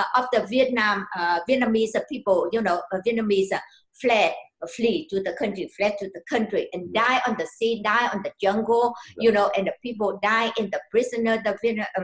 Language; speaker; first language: English; non-native, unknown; Vietnamese